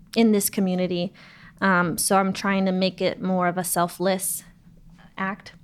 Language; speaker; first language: English; native; English